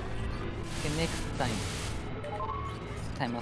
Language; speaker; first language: English; non-native, learner; Japanese